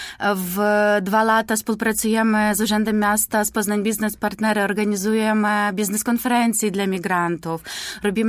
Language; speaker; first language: Polish; non-native, learner; Ukrainian